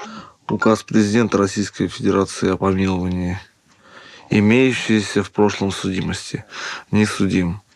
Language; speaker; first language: Russian; native; Russian